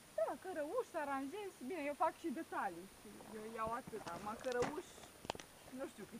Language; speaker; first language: Romanian; native; Romanian